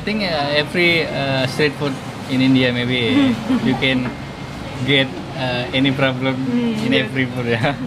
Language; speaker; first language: English; non-native, learner; Indonesian